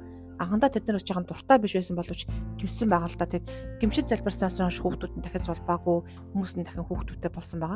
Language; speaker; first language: Mongolian; native; Mongolian